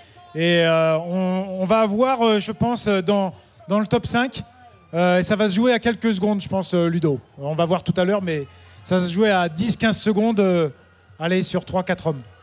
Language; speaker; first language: French; native; French